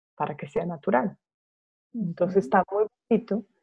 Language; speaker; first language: Spanish; non-native, fluent; Portuguese